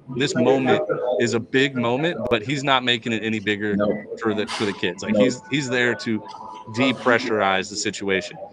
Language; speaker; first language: English; native; English